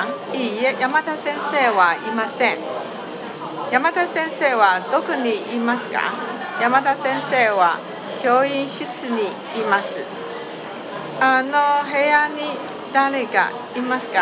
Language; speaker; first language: Japanese; non-native, learner; Chinese